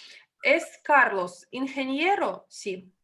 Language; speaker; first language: Spanish; non-native, fluent; Russian